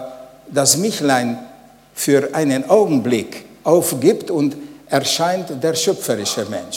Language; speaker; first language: German; non-native, fluent; Hungarian